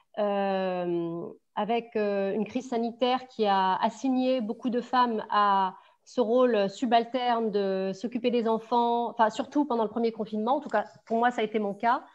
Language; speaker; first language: French; native; French